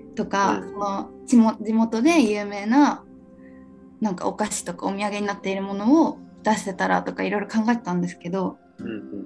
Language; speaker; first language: Japanese; native; Japanese